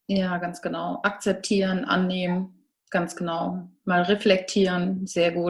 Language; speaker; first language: German; native; German